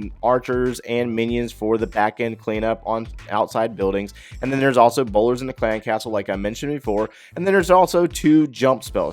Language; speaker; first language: English; native; English